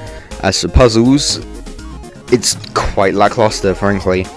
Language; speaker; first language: English; native; English